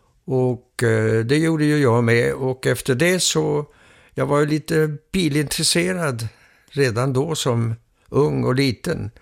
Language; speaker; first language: Swedish; early bilingual, heritage; Swedish